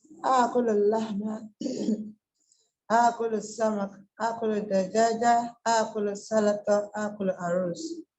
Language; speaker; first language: Arabic; non-native, learner; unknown